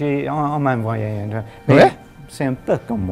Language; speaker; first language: French; non-native, fluent; English